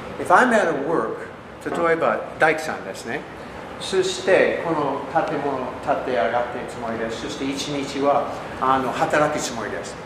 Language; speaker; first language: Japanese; non-native, learner; English